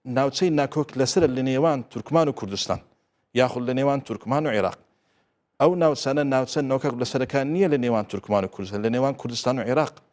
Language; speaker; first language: Central Kurdish; non-native, local second language; Turkish